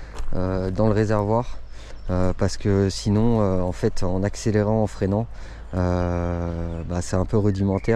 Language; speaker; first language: French; native; French